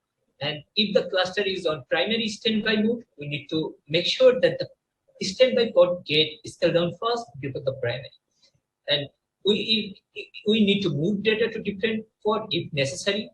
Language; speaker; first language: English; non-native, local second language; Bangla